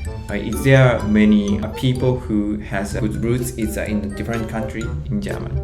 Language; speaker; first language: English; non-native, learner; Japanese